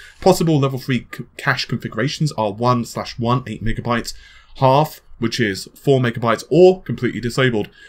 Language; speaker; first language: English; native; English